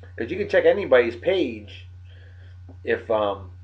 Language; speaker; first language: English; native; English